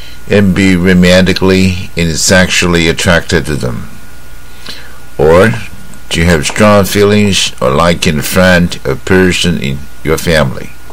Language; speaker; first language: English; non-native, fluent; Chinese